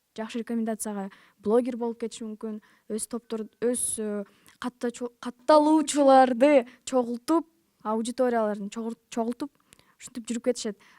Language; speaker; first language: Kyrgyz; native; Kyrgyz